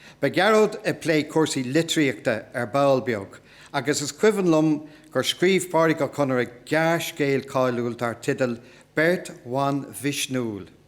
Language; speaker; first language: Irish; non-native, local second language; English